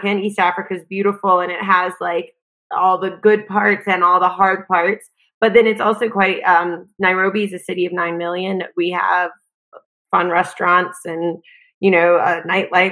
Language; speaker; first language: English; native; English